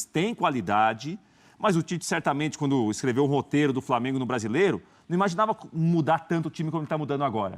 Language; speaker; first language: Portuguese; native; Portuguese